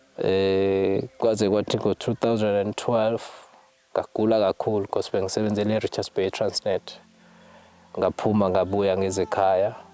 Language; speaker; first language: Zulu; native; Zulu